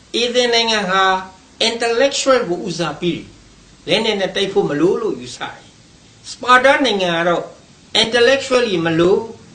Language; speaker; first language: Burmese; native; Burmese